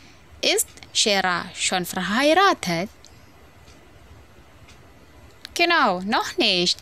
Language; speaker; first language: German; non-native, fluent; Indonesian